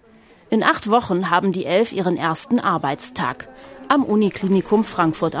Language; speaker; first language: German; native; German